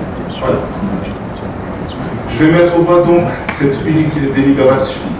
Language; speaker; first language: French; native; French